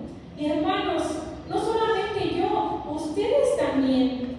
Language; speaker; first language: Spanish; native; Spanish